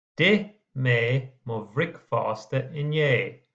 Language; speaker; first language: Irish; non-native, local second language; English